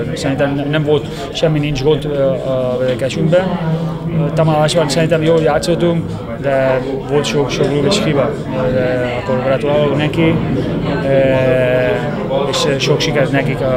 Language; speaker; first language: Hungarian; non-native, learner; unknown